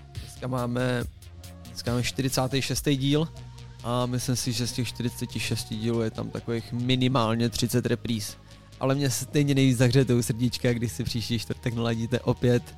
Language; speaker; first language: Czech; native; Czech